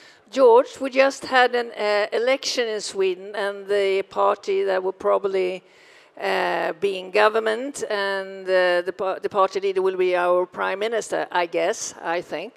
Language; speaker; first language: English; non-native, fluent; Swedish